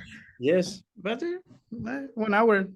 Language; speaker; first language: English; non-native, learner; Spanish